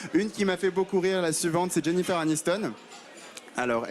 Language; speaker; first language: French; native; French